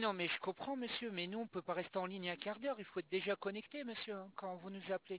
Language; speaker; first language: French; native; French